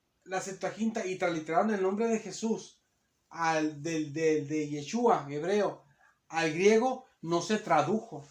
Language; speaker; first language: Spanish; native; Spanish